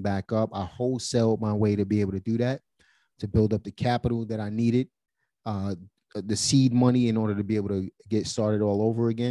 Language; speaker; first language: English; native; English